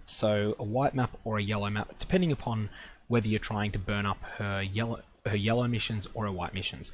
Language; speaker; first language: English; native; English